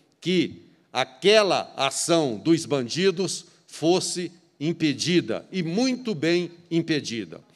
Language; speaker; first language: Portuguese; native; Portuguese